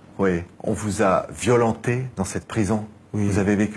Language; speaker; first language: French; native; French